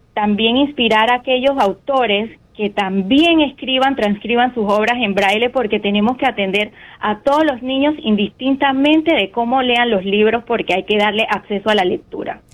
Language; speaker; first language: Spanish; native; Spanish